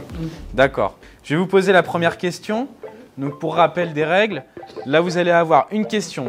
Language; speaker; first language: French; native; French